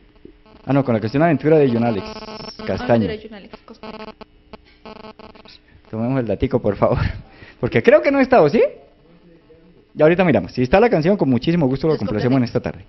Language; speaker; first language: Spanish; native; Spanish